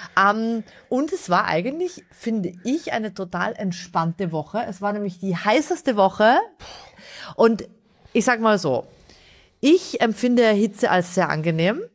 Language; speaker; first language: German; native; German